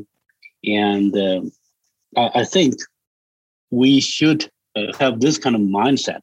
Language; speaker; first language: English; non-native, fluent; Chinese